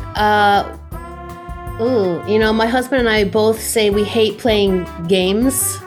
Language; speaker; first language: English; native; English